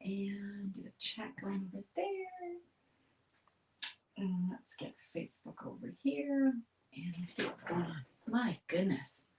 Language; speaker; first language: English; native; English